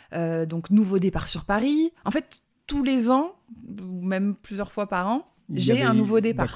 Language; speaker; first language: French; native; French